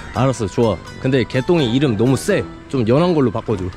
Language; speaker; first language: Korean; native; Korean